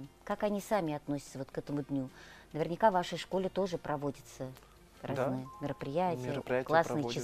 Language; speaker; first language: Russian; native; Russian